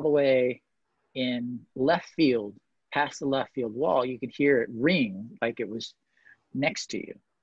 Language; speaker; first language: English; native; English